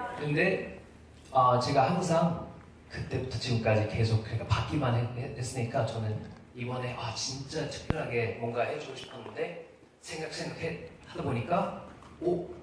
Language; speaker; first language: Korean; non-native, fluent; English